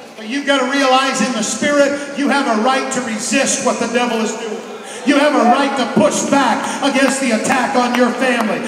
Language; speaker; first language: English; native; English